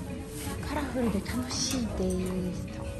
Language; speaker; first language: Japanese; non-native, learner; Indonesian